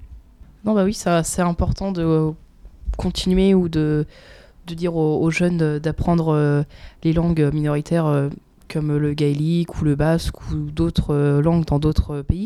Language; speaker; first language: French; native; French